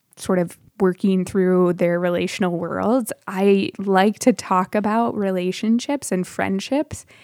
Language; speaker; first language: English; native; English